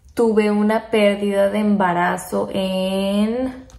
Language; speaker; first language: Spanish; native; Spanish